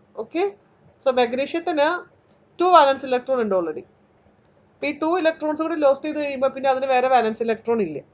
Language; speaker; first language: Malayalam; native; Malayalam